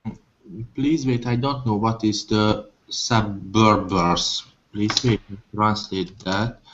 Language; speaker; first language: English; non-native, learner; Hungarian